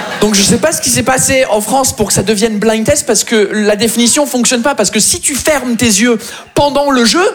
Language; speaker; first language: French; non-native, fluent; English